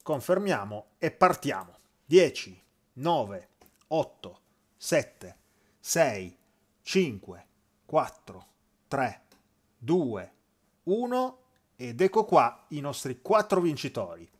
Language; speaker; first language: Italian; native; Italian